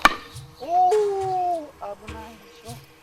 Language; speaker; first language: Japanese; non-native, learner; English